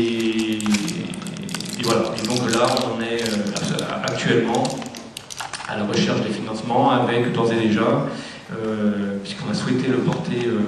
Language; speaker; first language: French; native; French